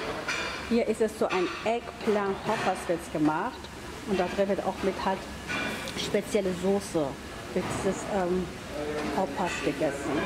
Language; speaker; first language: German; non-native, fluent; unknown